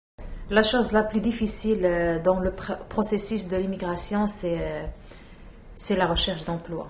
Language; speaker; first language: French; non-native, local second language; Arabic